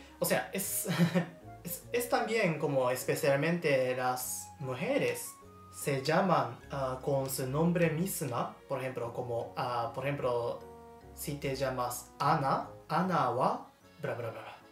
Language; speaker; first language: Spanish; non-native, learner; Japanese